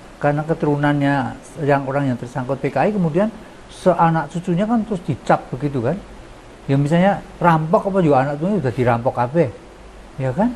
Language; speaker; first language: Indonesian; non-native, local second language; Javanese